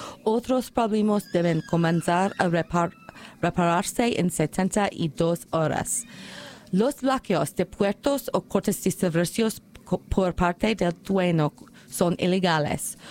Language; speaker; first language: Spanish; non-native, learner; English